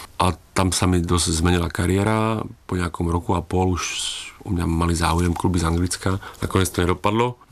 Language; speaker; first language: Slovak; native; Slovak